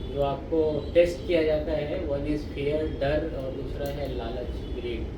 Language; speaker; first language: Hindi; non-native, local second language; Marathi